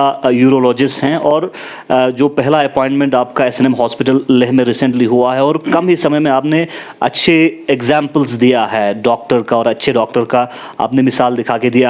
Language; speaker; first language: Hindi; non-native, local second language; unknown